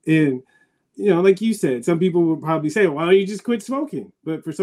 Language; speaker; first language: English; native; English